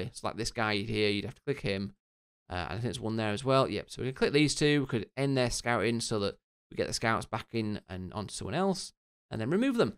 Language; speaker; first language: English; native; English